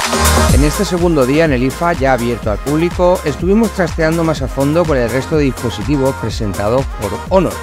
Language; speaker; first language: Spanish; native; Spanish